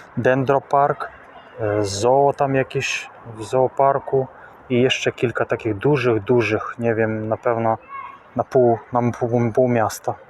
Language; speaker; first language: Polish; non-native, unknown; Ukrainian